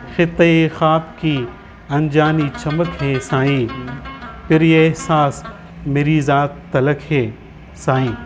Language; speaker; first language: Urdu; non-native, local second language; Pashto